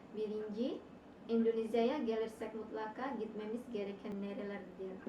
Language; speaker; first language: Turkish; non-native, learner; Indonesian